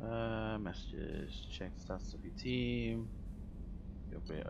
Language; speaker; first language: English; native; English